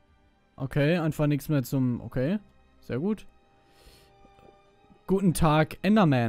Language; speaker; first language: German; native; German